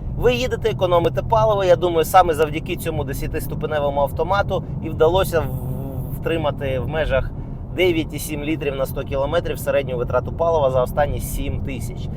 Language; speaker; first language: Ukrainian; non-native, local second language; Russian